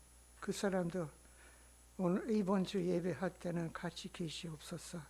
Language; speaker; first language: Korean; non-native, learner; English